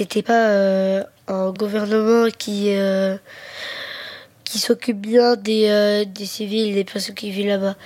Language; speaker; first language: French; early bilingual, other home language; Arabic